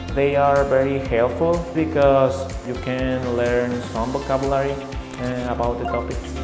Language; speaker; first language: English; non-native, learner; Spanish